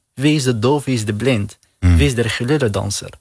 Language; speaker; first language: Dutch; non-native, learner; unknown